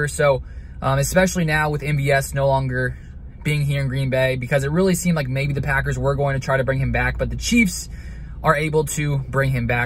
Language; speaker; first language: English; native; English